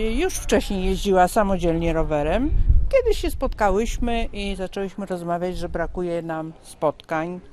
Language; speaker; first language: Polish; native; Polish